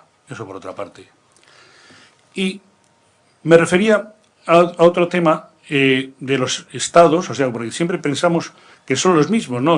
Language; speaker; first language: Spanish; native; Spanish